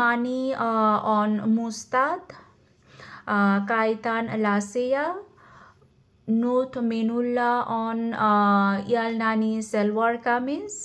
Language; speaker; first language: Finnish; non-native, learner; Bangla